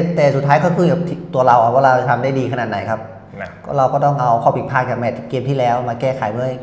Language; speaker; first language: Thai; native; Thai